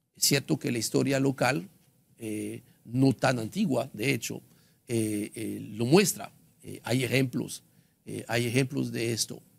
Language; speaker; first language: Spanish; non-native, fluent; French